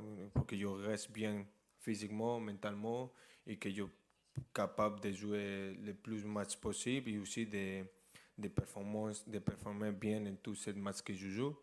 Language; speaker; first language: French; non-native, fluent; Spanish